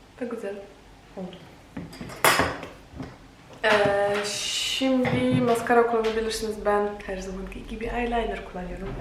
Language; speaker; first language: Turkish; non-native, fluent; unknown